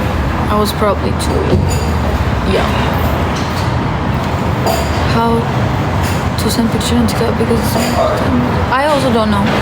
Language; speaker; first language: English; non-native, fluent; Turkish